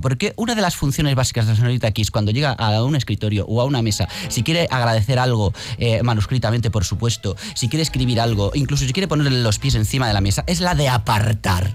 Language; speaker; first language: Spanish; native; Spanish